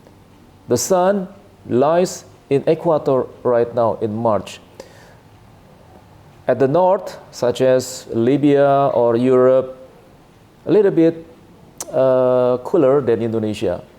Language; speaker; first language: English; non-native, learner; Indonesian